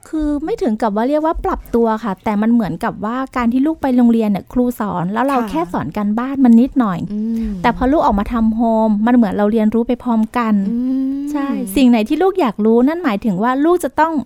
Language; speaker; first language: Thai; native; Thai